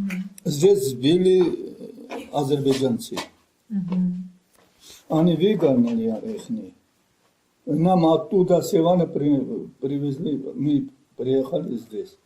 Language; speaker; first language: Russian; non-native, local second language; Armenian